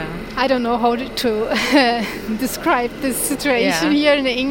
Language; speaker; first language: English; non-native, learner; Turkish